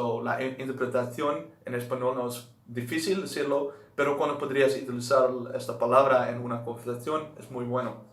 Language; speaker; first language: Spanish; non-native, learner; Dutch